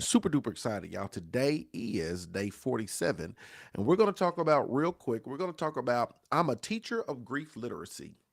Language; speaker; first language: English; native; English